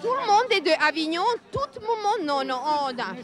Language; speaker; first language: French; non-native, learner; Serbian